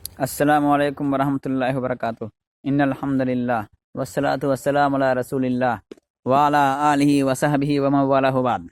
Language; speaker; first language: Urdu; native; Urdu